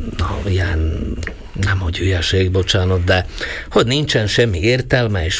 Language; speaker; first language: Hungarian; non-native, local second language; Slovak